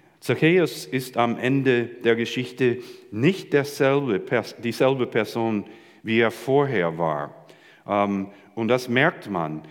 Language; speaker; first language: German; non-native, fluent; English